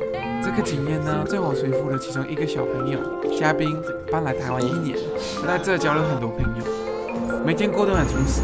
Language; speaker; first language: Chinese; native; Chinese